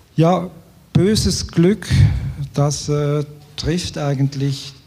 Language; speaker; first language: German; native; German